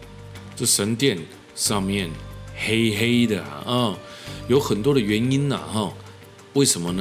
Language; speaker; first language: Chinese; native; Chinese